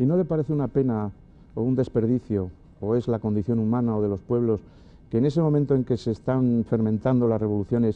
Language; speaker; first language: Spanish; native; Spanish